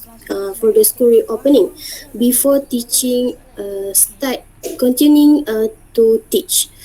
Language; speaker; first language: English; non-native, learner; Malay